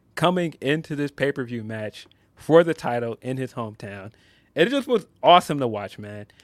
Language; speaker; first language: English; native; English